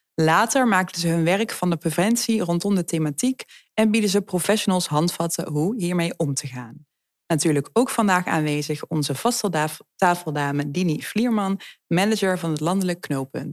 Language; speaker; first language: Dutch; native; Dutch